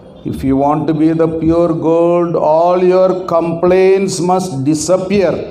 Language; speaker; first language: English; non-native, local second language; Telugu